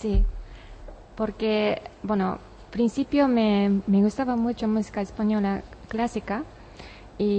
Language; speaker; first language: Spanish; non-native, learner; Japanese